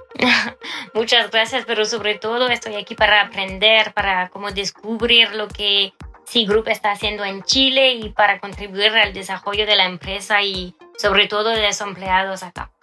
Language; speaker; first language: Spanish; non-native, fluent; French